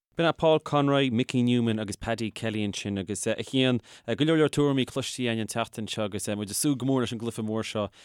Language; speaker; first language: Irish; native; Irish